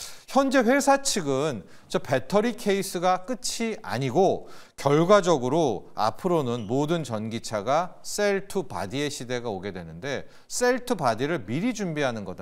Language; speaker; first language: Korean; native; Korean